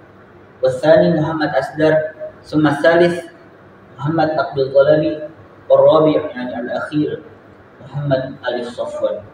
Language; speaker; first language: Arabic; non-native, learner; Indonesian